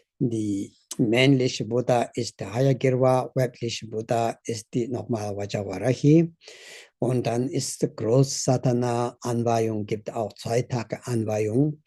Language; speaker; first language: German; non-native, learner; Tibetan